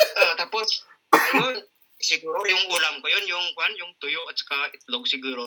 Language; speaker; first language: Filipino; non-native, local second language; Hiligaynon